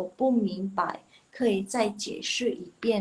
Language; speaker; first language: Chinese; non-native, local second language; Indonesian